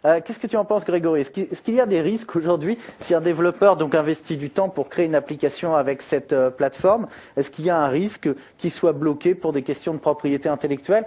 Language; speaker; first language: French; native; French